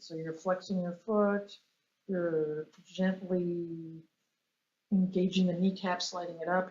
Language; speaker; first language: English; native; English